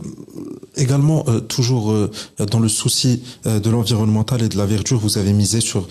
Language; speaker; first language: French; non-native, local second language; Arabic